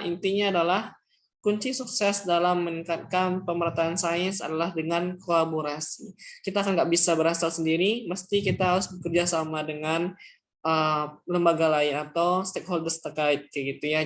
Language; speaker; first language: Indonesian; non-native, local second language; Minangkabau